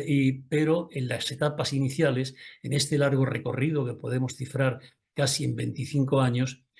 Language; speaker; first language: Spanish; native; Spanish